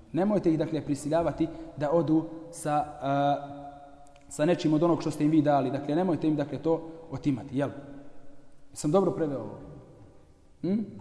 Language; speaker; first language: Bosnian; native; Bosnian